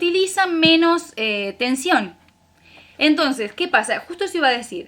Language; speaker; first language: Spanish; native; Spanish